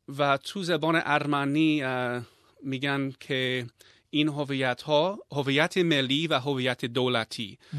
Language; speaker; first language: Persian; non-native, learner; English